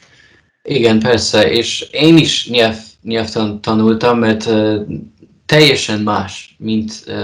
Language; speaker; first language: Hungarian; non-native, learner; Polish